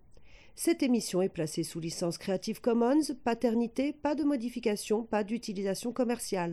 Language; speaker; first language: French; native; French